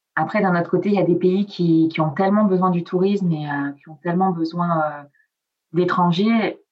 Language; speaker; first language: French; non-native, local second language; Italian